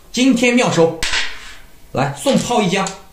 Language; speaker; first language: Chinese; native; Chinese